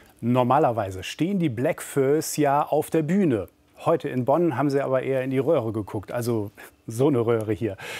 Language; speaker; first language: German; native; German